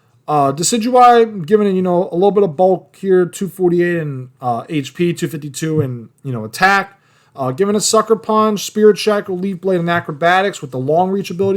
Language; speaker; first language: English; native; English